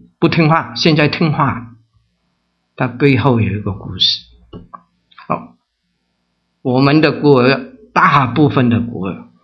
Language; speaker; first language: Chinese; non-native, local second language; Cantonese